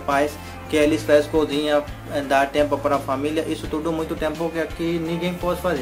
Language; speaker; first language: Portuguese; non-native, learner; Hindi